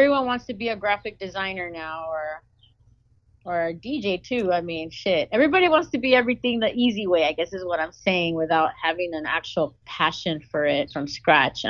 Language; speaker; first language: English; native; English